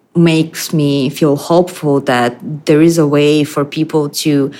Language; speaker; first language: English; non-native, fluent; Russian